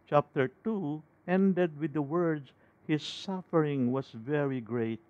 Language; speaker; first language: English; non-native, local second language; Filipino